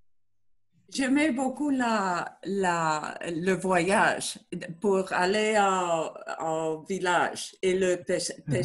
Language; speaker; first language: French; non-native, learner; Spanish